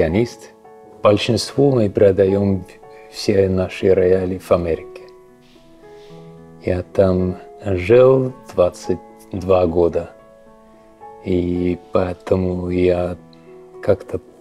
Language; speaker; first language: Russian; non-native, local second language; Estonian